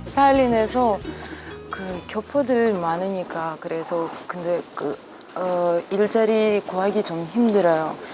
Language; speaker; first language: Korean; early bilingual, heritage; Russian